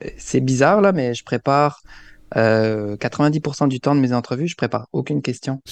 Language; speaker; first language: French; native; French